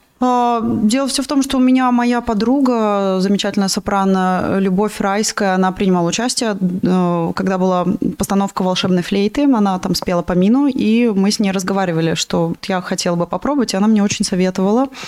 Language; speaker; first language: Russian; native; Russian